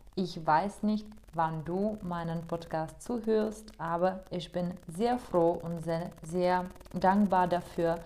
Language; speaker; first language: German; non-native, fluent; Czech